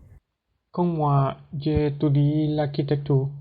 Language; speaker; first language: French; non-native, learner; Spanish